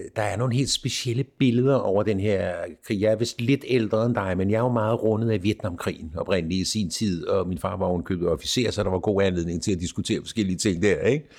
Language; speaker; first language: Danish; native; Danish